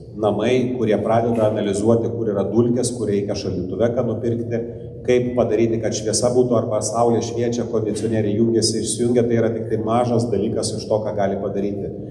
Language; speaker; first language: Lithuanian; non-native, local second language; Polish